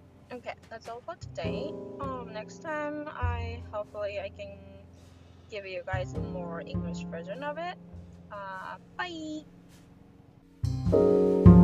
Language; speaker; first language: English; non-native, fluent; Japanese